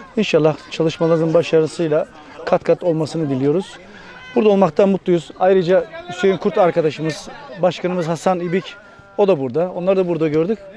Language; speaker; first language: Turkish; native; Turkish